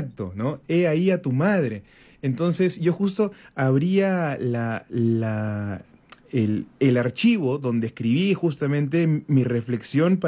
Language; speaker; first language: Spanish; native; Spanish